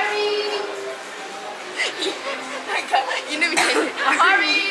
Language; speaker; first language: Japanese; native; Japanese